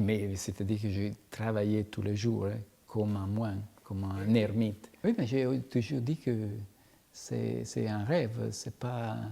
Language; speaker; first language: French; non-native, fluent; Italian